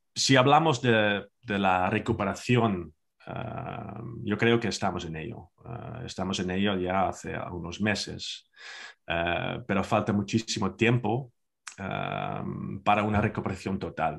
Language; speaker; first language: Spanish; non-native, fluent; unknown